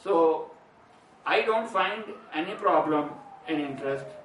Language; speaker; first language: English; non-native, local second language; Urdu